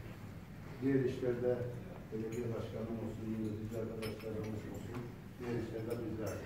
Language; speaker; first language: Turkish; native; Turkish